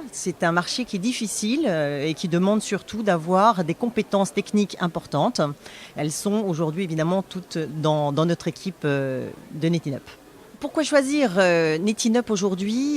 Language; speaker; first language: French; native; French